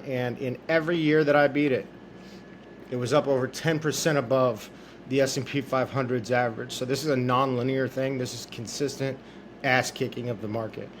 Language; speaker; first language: English; native; English